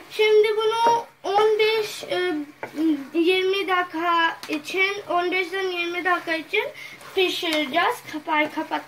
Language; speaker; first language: Turkish; non-native, learner; Urdu